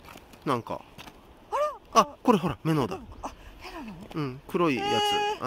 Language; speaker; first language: Japanese; native; Japanese